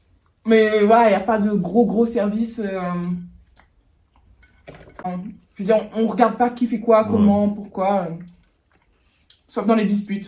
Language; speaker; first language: French; native; French